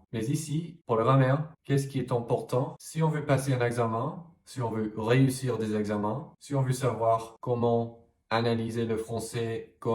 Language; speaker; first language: French; non-native, fluent; English